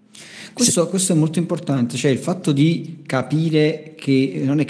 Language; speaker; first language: Italian; native; Italian